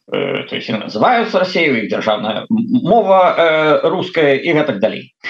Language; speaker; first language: Belarusian; non-native, local second language; Russian